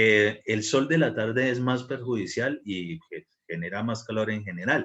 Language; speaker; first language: Spanish; native; Spanish